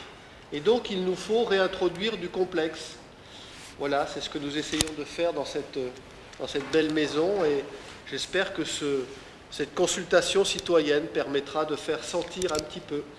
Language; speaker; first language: French; native; French